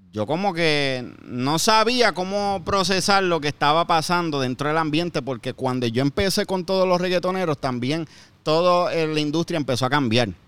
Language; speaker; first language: Spanish; native; Spanish